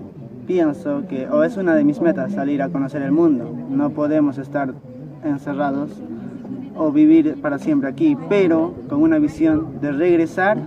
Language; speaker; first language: Spanish; native; Spanish